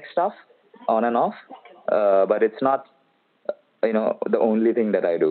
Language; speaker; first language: English; non-native, local second language; Assamese